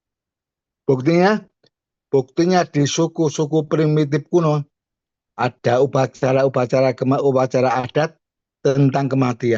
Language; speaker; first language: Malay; non-native, local second language; Javanese